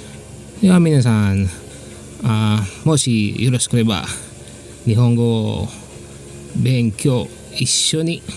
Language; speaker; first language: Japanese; non-native, fluent; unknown